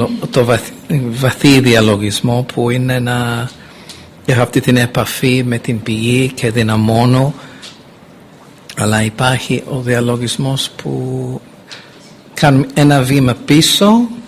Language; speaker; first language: Greek; non-native, fluent; English